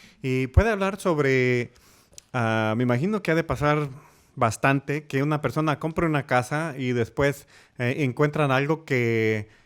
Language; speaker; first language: Spanish; early bilingual, heritage; Spanish